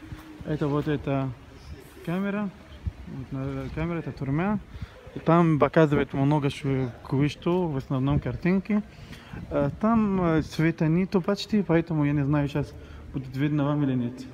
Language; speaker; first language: Russian; non-native, learner; Arabic